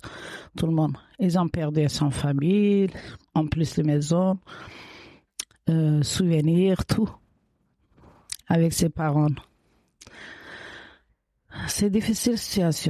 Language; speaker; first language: French; non-native, learner; Kurdish